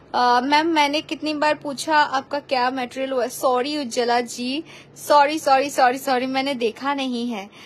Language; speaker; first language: Hindi; non-native, local second language; Bangla